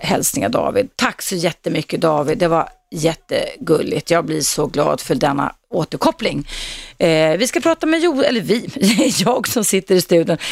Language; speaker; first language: Swedish; native; Swedish